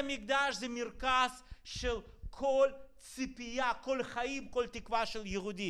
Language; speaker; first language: Hebrew; non-native, fluent; Russian